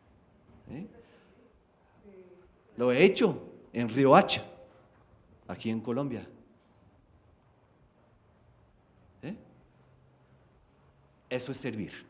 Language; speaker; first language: Spanish; non-native, fluent; English